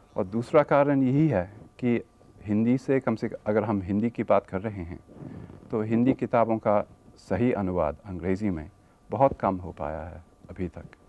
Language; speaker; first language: Hindi; non-native, fluent; English